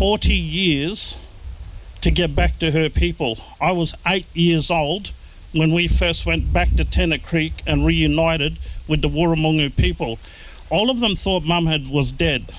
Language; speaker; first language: English; native; English